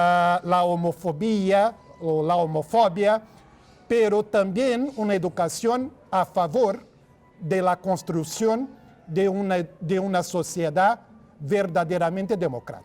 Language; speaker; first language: Spanish; non-native, fluent; Portuguese